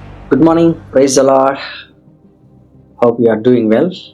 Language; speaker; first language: English; non-native, local second language; Telugu